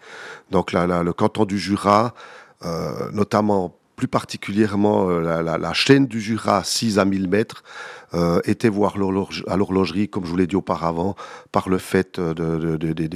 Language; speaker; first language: French; native; French